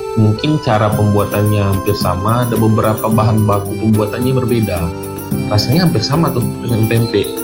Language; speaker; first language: Indonesian; native; Indonesian